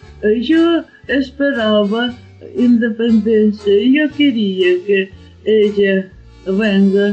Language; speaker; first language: Spanish; non-native, learner; Ukrainian